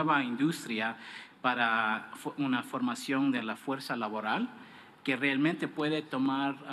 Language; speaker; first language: Spanish; non-native, fluent; English